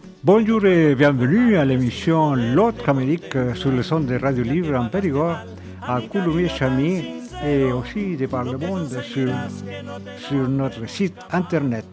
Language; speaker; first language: French; non-native, fluent; Spanish